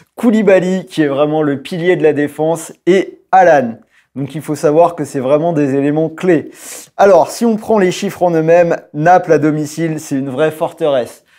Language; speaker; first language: French; native; French